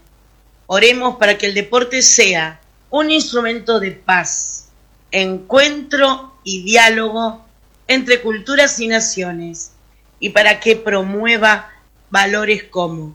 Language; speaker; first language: Spanish; native; Spanish